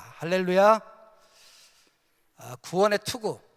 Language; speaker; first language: Korean; native; Korean